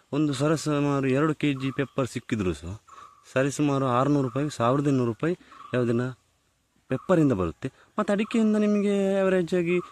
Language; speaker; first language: Kannada; non-native, local second language; Tulu